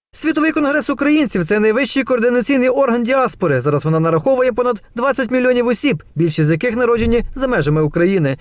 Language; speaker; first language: Ukrainian; native; Ukrainian